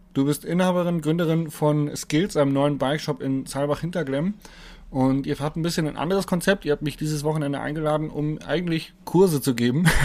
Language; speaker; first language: German; native; German